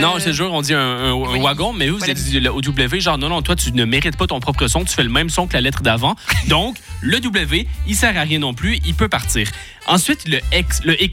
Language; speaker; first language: French; native; French